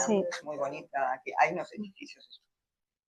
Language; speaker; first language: Spanish; non-native, fluent; Italian